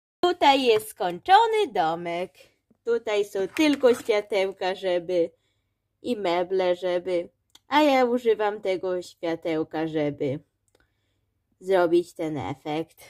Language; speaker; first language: Polish; early bilingual, heritage; Polish